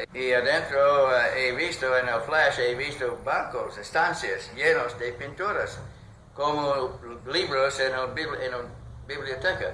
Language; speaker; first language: Spanish; non-native, learner; English